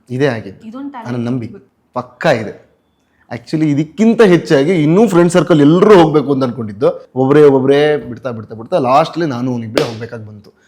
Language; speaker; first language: Kannada; native; Kannada